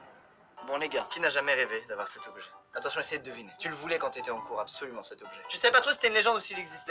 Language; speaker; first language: French; native; French